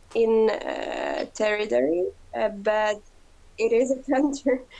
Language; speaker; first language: English; non-native, fluent; Ukrainian